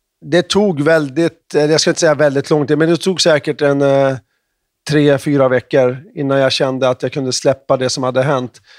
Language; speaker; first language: Swedish; native; Swedish